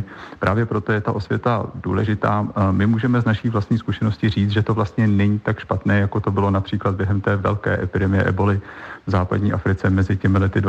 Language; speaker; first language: Czech; native; Czech